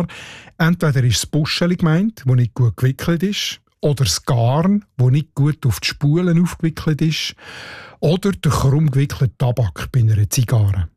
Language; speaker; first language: German; native; German